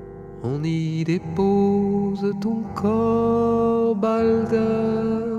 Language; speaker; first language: French; native; French